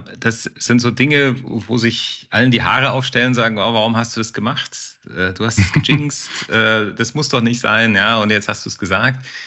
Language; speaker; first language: German; native; German